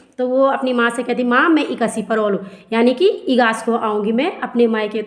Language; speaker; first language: Hindi; non-native, local second language; Garhwali